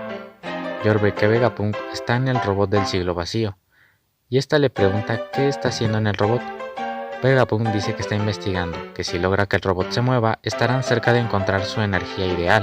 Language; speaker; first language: Spanish; native; Spanish